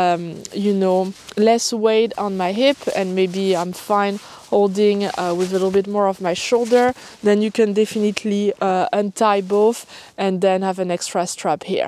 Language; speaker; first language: English; non-native, fluent; French